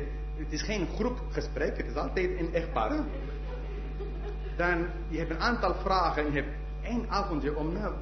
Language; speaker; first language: Dutch; non-native, fluent; English